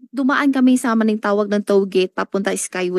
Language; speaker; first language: Filipino; non-native, learner; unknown